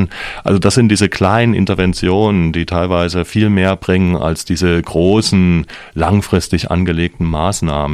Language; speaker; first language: German; native; German